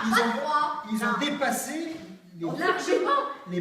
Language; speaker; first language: French; native; French